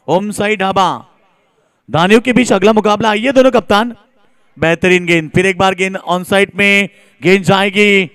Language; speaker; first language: Hindi; non-native, local second language; Marathi